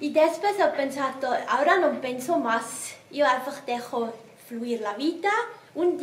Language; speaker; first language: Spanish; non-native, learner; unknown